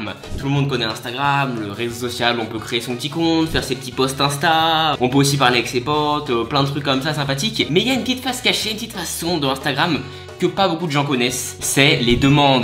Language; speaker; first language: French; native; French